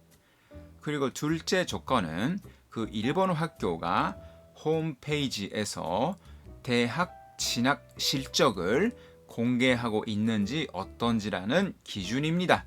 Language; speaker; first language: Korean; non-native, fluent; Japanese